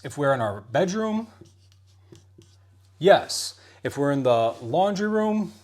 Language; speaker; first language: English; native; English